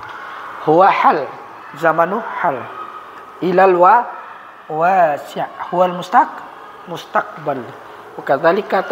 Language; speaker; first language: Arabic; non-native, fluent; Indonesian